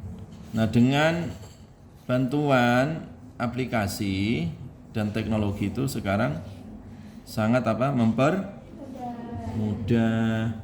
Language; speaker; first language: Indonesian; native; Indonesian